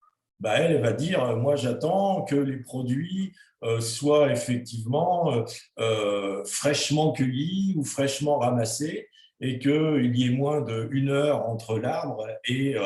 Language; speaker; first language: French; native; French